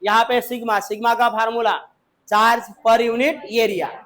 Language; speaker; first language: Hindi; non-native, local second language; Marathi